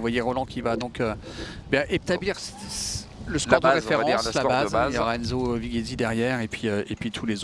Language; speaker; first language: French; native; French